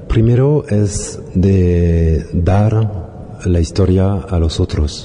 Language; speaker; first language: Spanish; non-native, learner; French